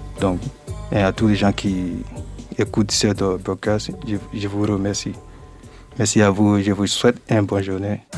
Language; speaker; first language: French; non-native, learner; English